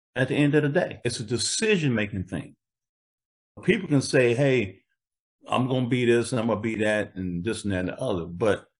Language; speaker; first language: English; native; English